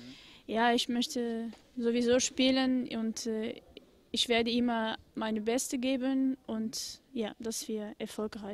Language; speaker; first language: German; non-native, fluent; Portuguese